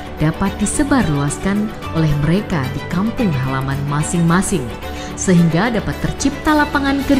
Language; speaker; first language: Indonesian; native; Indonesian